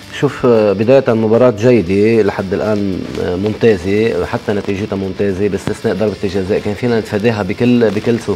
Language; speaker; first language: Arabic; native; Arabic